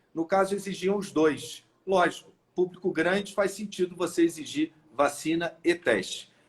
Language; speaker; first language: Portuguese; native; Portuguese